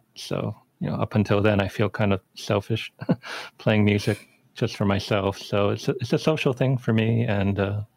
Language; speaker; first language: English; native; English